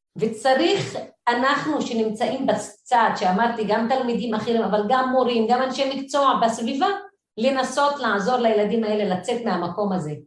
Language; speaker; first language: Hebrew; non-native, local second language; Arabic